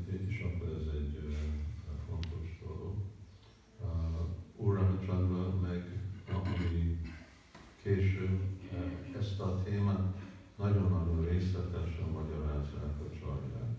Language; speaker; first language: Hungarian; early bilingual, heritage; Hungarian